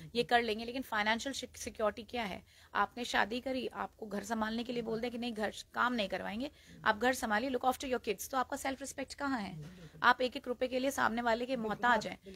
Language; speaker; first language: Hindi; native; Hindi